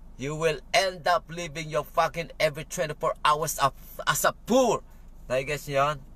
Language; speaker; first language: English; non-native, local second language; Filipino